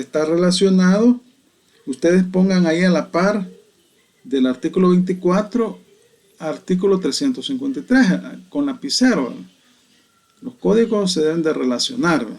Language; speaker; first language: Spanish; native; Spanish